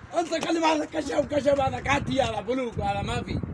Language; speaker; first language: Arabic; non-native, learner; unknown